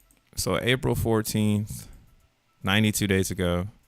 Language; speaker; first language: English; native; English